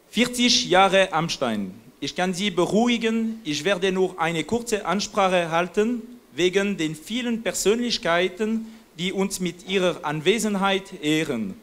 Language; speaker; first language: German; non-native, fluent; French